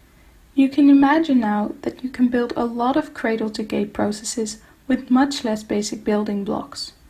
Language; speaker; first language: English; non-native, fluent; Dutch